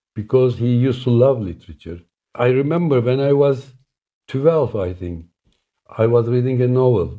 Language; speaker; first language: English; non-native, fluent; Turkish